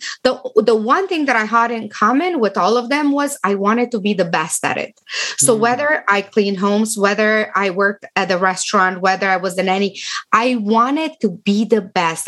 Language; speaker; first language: English; non-native, fluent; Romanian